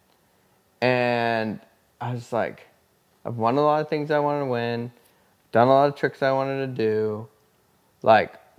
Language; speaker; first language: English; native; English